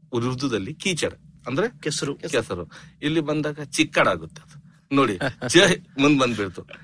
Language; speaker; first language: Kannada; non-native, local second language; Urdu